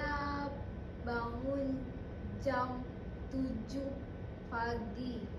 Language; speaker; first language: Indonesian; non-native, learner; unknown